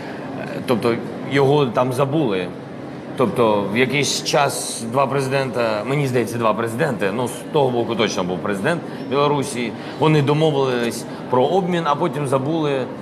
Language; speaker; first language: Ukrainian; non-native, local second language; Russian